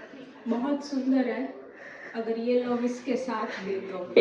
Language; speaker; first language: Hindi; non-native, local second language; Gujarati